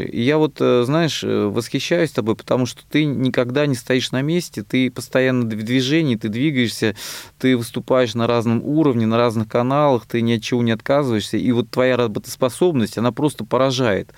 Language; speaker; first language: Russian; native; Russian